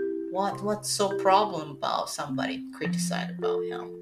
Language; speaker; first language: English; non-native, fluent; Japanese